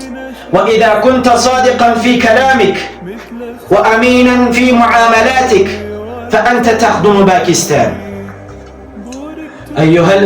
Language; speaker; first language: Arabic; non-native, learner; Urdu